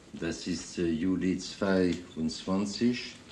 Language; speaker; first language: German; non-native, fluent; French